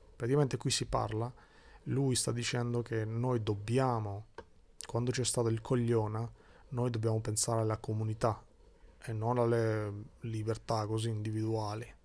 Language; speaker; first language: Italian; early bilingual, other home language; Albanian